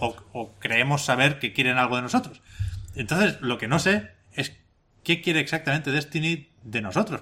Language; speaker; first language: Spanish; native; Spanish